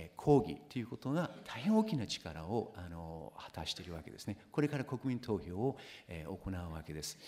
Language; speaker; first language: Japanese; non-native, fluent; English